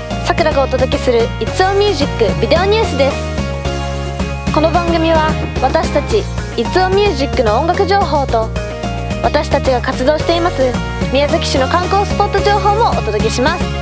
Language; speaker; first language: Japanese; native; Japanese